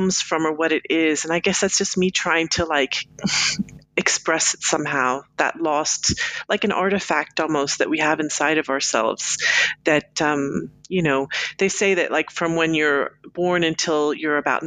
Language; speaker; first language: English; native; English